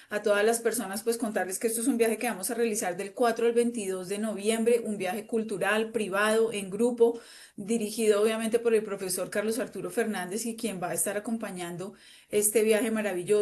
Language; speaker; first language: Spanish; native; Spanish